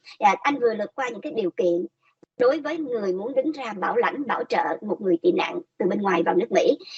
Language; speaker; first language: Vietnamese; native; Vietnamese